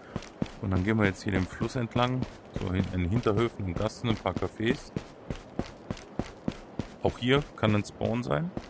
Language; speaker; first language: German; native; German